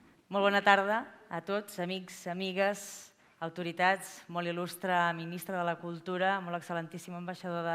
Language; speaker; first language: Catalan; native; Catalan